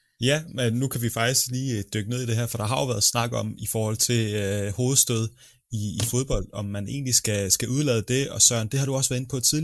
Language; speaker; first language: Danish; native; Danish